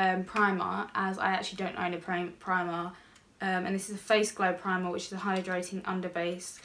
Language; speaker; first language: English; native; English